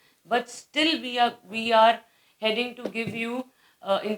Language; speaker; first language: Hindi; native; Hindi